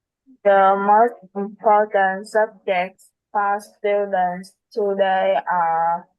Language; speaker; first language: English; non-native, learner; Vietnamese